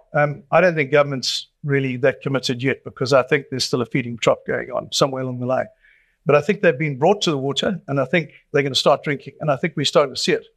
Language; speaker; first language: English; native; English